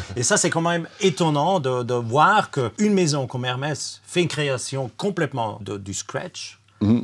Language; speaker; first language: French; non-native, fluent; German